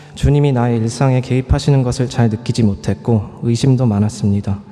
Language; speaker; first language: Korean; early bilingual, other home language; English